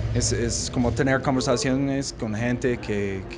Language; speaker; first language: Spanish; non-native, learner; English